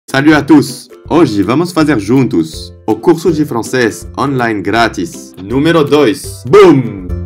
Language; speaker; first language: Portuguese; non-native, fluent; French